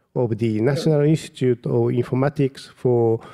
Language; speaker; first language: English; non-native, fluent; Japanese